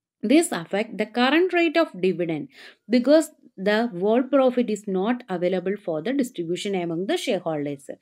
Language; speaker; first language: English; non-native, local second language; Malayalam